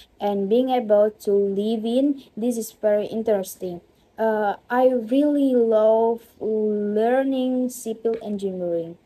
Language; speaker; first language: English; non-native, learner; Indonesian